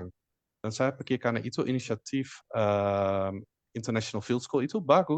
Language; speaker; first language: Indonesian; non-native, fluent; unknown